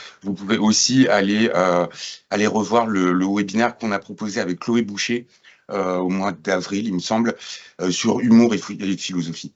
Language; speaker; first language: French; native; French